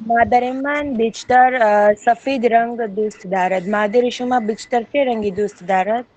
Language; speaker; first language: Persian; non-native, learner; Urdu